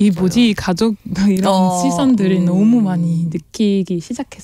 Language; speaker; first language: Korean; non-native, learner; French